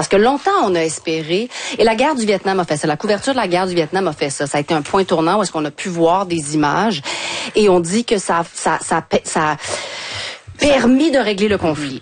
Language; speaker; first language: French; native; French